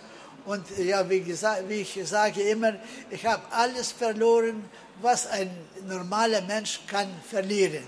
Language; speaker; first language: German; early bilingual, heritage; German